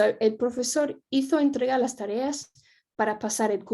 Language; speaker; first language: Spanish; non-native, fluent; English